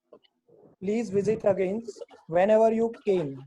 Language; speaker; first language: English; non-native, learner; Gujarati